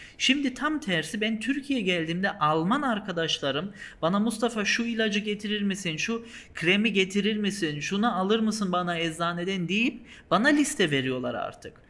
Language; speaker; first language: Turkish; early bilingual, heritage; Turkish